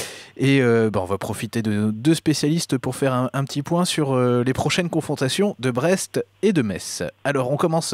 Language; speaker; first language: French; native; French